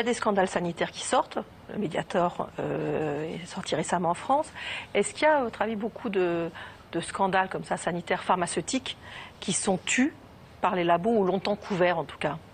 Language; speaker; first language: French; native; French